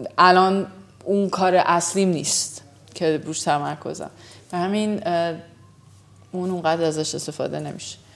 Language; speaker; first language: Persian; early bilingual, heritage; Persian